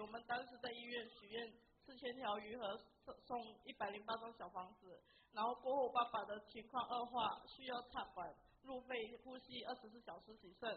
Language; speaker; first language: Chinese; native; Chinese